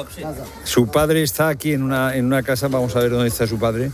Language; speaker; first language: Spanish; native; Spanish